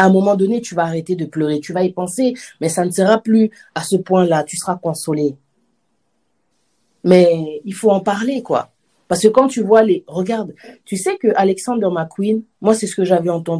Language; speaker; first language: French; native; French